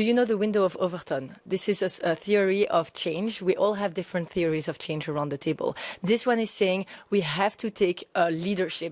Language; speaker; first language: English; non-native, fluent; French